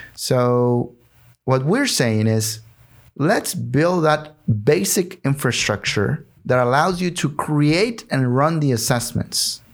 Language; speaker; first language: English; non-native, fluent; Spanish